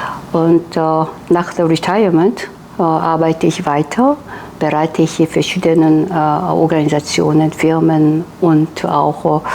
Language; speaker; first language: German; non-native, fluent; Korean